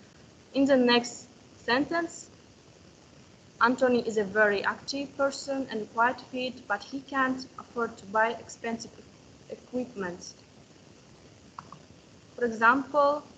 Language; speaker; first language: English; non-native, learner; Kazakh